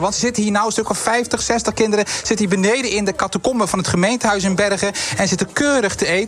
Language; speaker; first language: Dutch; native; Dutch